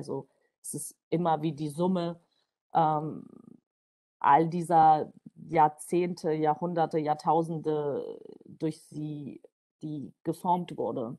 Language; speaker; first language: German; non-native, fluent; Georgian